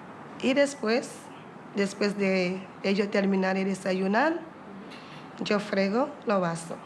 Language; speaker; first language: Spanish; non-native, fluent; Haitian Creole